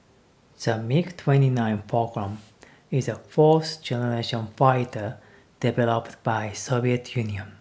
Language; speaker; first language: English; non-native, learner; Japanese